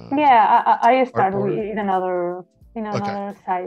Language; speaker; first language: English; non-native, learner; Spanish